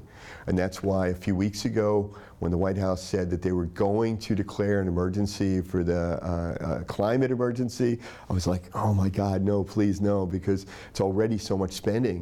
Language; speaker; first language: English; native; English